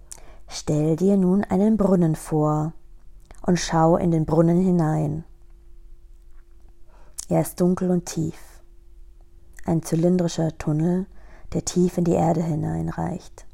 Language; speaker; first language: German; native; German